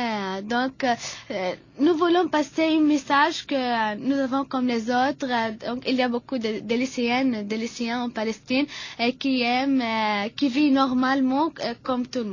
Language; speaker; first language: French; non-native, learner; Arabic